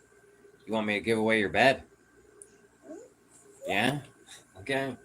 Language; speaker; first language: English; native; English